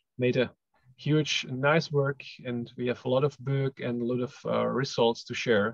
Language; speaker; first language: English; non-native, fluent; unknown